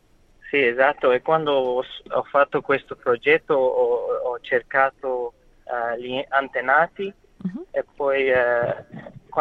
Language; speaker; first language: Italian; non-native, learner; English